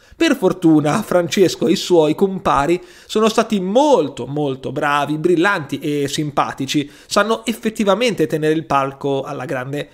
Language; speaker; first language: Italian; native; Italian